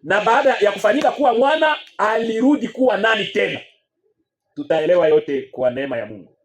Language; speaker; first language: Swahili; native; Swahili